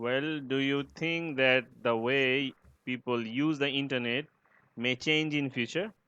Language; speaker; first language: English; non-native, learner; Bangla